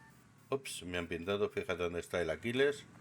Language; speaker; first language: Spanish; native; Spanish